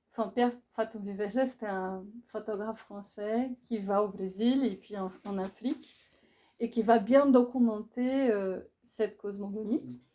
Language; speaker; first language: French; non-native, fluent; Portuguese